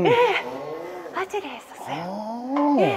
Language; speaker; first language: Korean; non-native, fluent; Japanese